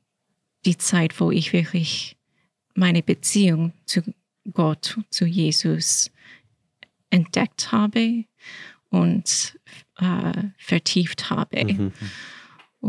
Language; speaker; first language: German; non-native, fluent; English